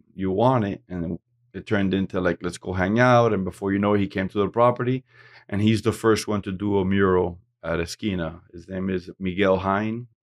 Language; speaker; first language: English; native; English